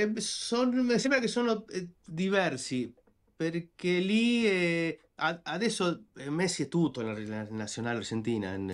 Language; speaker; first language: Italian; non-native, fluent; Spanish